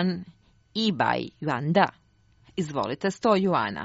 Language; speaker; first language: Croatian; native; Croatian